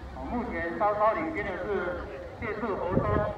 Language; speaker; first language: Chinese; native; Chinese